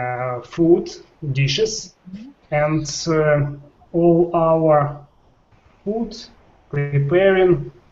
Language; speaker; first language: English; non-native, learner; Russian